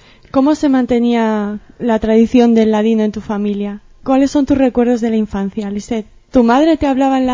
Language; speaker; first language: Spanish; native; Spanish